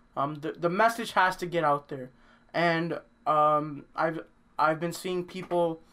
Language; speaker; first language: English; native; English